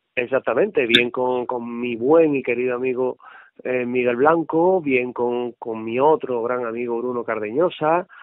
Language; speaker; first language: Spanish; native; Spanish